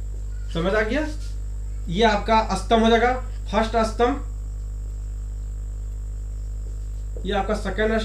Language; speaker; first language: Hindi; native; Hindi